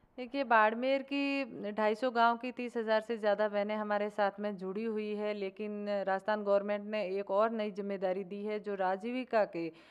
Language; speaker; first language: Hindi; native; Hindi